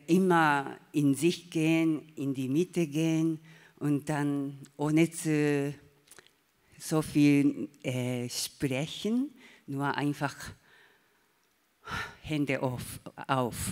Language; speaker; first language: German; non-native, learner; Japanese